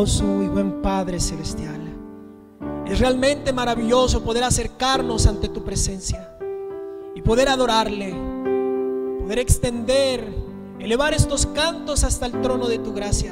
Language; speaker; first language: Spanish; native; Spanish